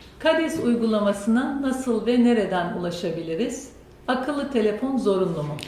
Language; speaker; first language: Turkish; native; Turkish